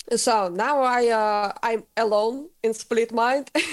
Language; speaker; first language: English; non-native, learner; Russian